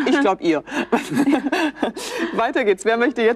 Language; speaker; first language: German; native; German